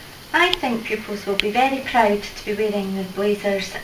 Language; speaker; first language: English; native; English